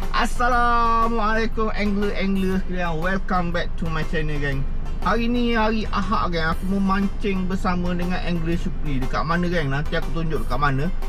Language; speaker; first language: Malay; native; Malay